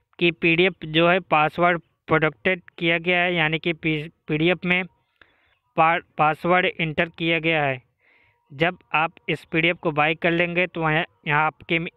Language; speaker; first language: Hindi; native; Hindi